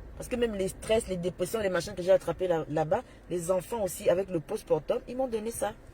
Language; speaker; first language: French; native; French